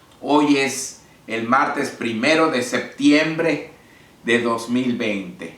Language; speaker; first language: Spanish; native; Spanish